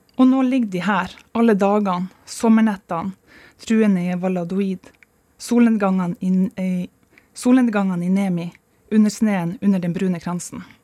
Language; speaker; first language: Norwegian; native; Norwegian